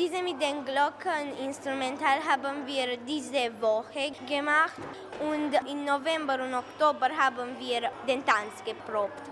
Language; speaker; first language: German; non-native, local second language; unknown